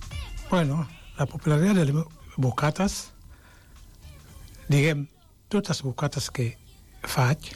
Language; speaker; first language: Catalan; non-native, fluent; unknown